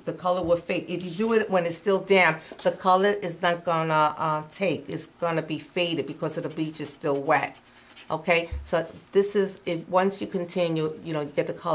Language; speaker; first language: English; non-native, fluent; Spanish